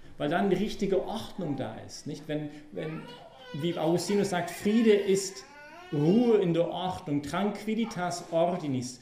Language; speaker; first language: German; non-native, fluent; English